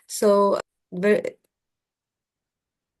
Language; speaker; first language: English; non-native, fluent; Arabic